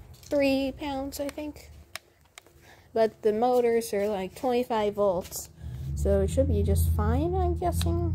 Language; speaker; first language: English; native; English